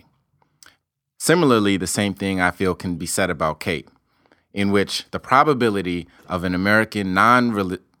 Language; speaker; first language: English; native; English